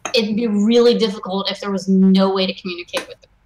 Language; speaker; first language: English; native; English